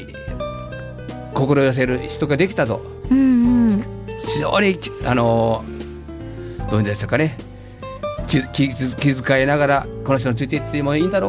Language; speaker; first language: Japanese; native; Japanese